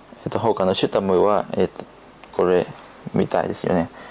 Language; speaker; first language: Japanese; non-native, learner; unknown